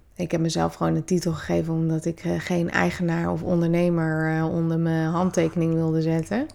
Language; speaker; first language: Dutch; native; Dutch